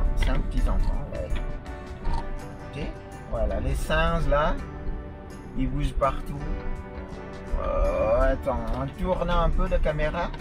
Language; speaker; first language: French; non-native, fluent; Indonesian